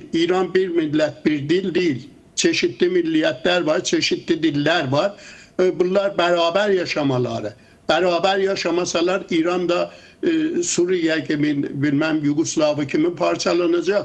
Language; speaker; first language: Turkish; non-native, fluent; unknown